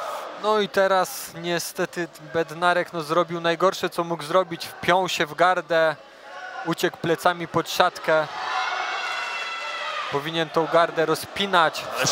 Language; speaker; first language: Polish; native; Polish